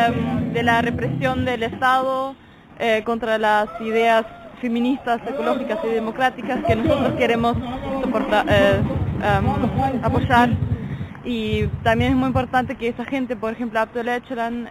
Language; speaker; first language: Spanish; non-native, fluent; German